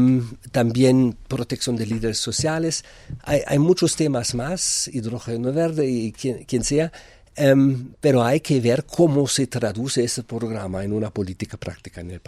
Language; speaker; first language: Spanish; non-native, fluent; German